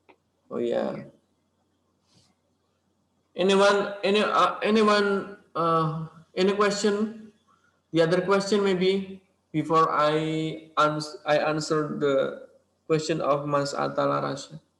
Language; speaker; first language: English; non-native, learner; Indonesian